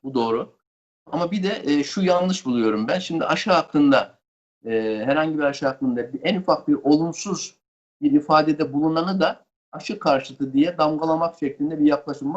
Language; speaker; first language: Turkish; native; Turkish